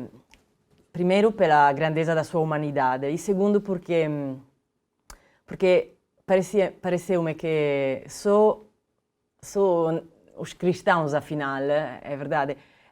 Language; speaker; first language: Portuguese; non-native, fluent; Italian